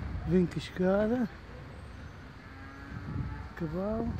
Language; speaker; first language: Dutch; non-native, learner; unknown